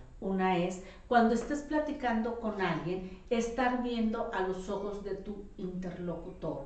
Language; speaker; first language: Spanish; native; Spanish